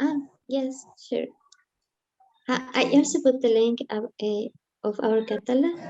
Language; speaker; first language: English; non-native, learner; Spanish